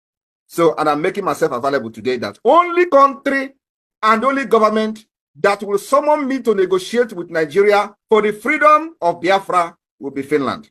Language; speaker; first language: English; non-native, local second language; Igbo